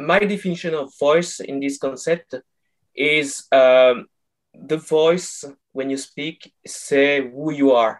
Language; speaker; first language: English; non-native, fluent; French